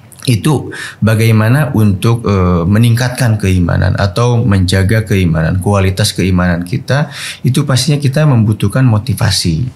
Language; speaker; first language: Indonesian; native; Indonesian